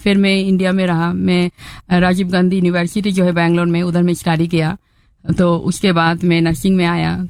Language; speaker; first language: Hindi; non-native, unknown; Bangla